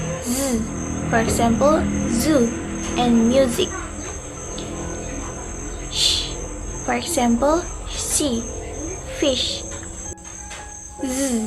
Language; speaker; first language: English; non-native, learner; Indonesian